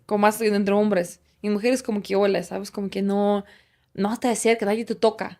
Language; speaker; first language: Spanish; non-native, fluent; Russian